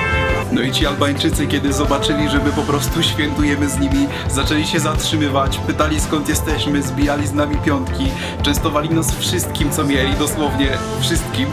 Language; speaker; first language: Polish; native; Polish